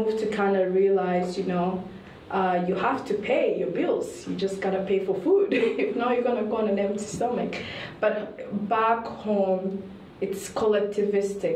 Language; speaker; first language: English; non-native, local second language; Kinyarwanda